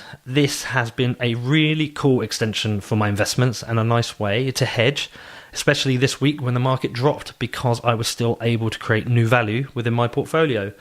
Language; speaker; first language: English; native; English